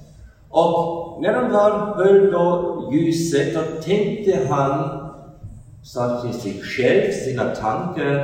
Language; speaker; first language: Swedish; non-native, fluent; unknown